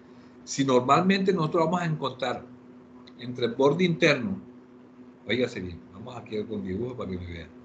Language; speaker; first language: Spanish; native; Spanish